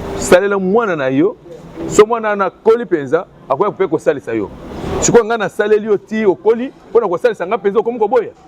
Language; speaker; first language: Lingala; non-native, local second language; Luba-Lulua